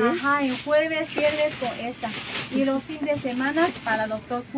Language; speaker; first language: Spanish; non-native, learner; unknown